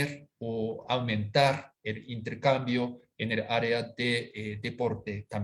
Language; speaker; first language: Spanish; non-native, fluent; Japanese